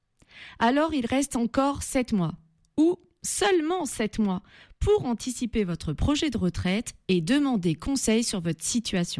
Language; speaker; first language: French; native; French